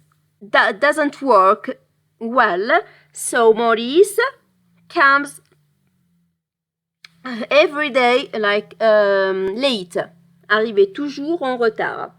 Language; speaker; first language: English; non-native, fluent; French